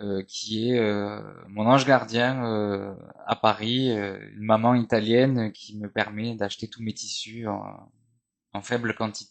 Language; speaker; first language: French; native; French